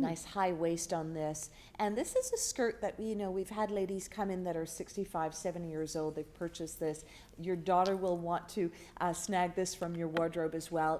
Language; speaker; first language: English; native; English